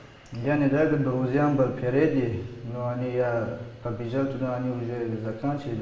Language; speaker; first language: Russian; non-native, local second language; Tajik